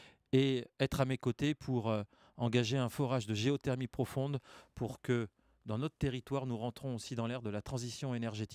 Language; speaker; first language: French; native; French